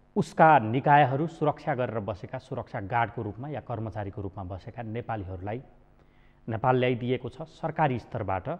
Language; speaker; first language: Nepali; native; Nepali